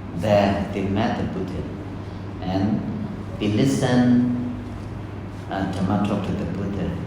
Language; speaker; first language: English; non-native, fluent; Burmese